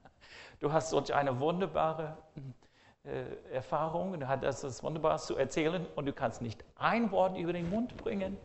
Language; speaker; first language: German; non-native, fluent; English